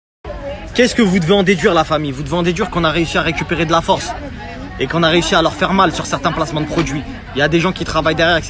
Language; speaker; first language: French; native; French